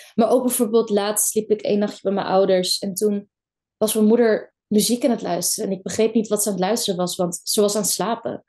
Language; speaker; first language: Dutch; early bilingual, other home language; Kurdish